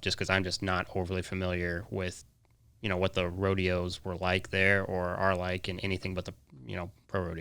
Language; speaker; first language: English; native; English